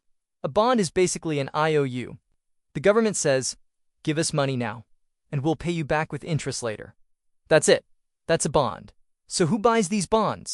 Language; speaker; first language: English; native; English